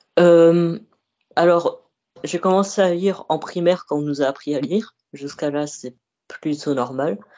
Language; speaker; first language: French; early bilingual, other home language; Arabic